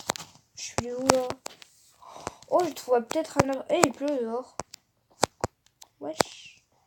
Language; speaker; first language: French; native; French